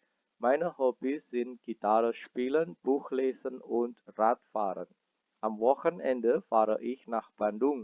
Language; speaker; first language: German; non-native, fluent; Indonesian